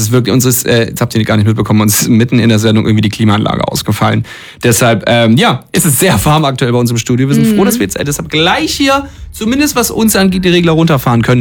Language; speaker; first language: German; native; German